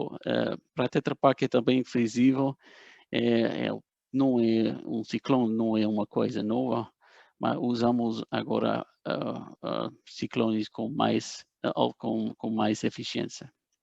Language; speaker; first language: Portuguese; non-native, fluent; Dutch